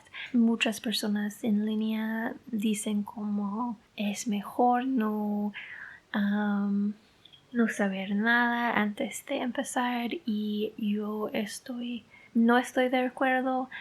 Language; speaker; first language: Spanish; non-native, fluent; English